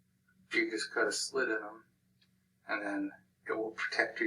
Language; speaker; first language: English; native; English